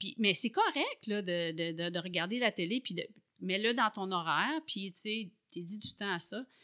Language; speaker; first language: French; native; French